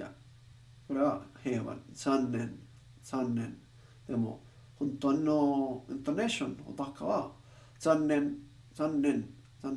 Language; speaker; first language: Japanese; non-native, learner; English